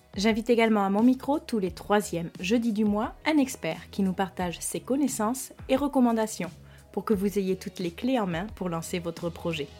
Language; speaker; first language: French; native; French